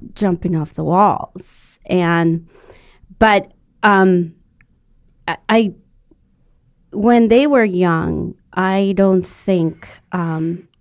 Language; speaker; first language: English; non-native, fluent; Spanish